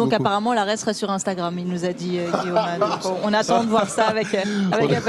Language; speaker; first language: French; native; French